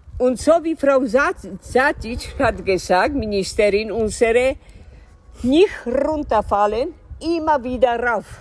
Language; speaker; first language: German; non-native, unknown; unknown